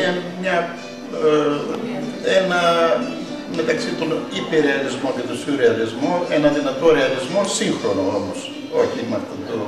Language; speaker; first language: Greek; non-native, fluent; Bulgarian